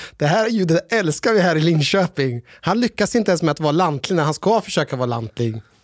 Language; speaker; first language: Swedish; early bilingual, other home language; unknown